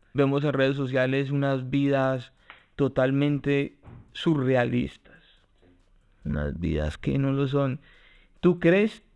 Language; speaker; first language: Spanish; native; Spanish